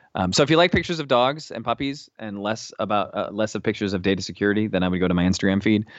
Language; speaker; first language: English; native; English